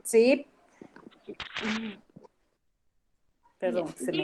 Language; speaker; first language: Spanish; native; Spanish